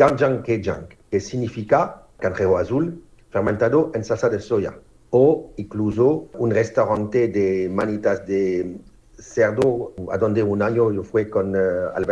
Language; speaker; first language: Spanish; non-native, learner; French